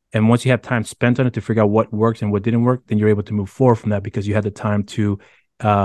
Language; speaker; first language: English; early bilingual, other home language; Spanish